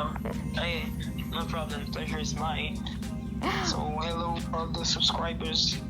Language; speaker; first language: English; non-native, learner; Haitian Creole